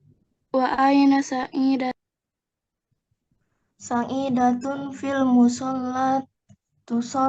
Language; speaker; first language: Arabic; non-native, learner; Indonesian